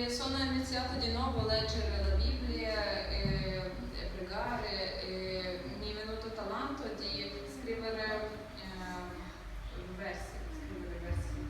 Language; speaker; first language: Italian; non-native, learner; Ukrainian